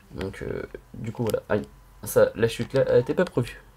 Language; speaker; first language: French; native; French